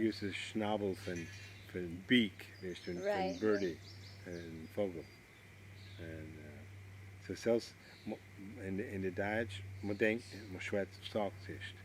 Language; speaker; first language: German; early bilingual, heritage; Pennsylvania German